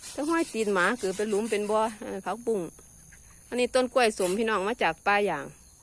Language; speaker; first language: Thai; native; Thai